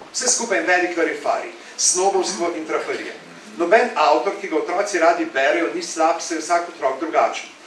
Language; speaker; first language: Slovenian; native; Slovenian